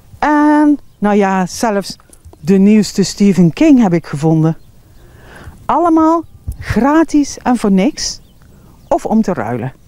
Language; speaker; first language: Dutch; native; Dutch